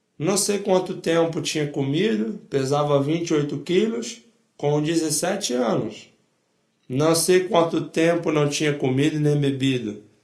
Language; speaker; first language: Portuguese; non-native, fluent; Polish